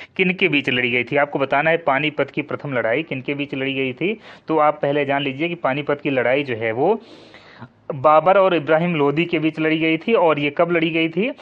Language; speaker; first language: Hindi; native; Hindi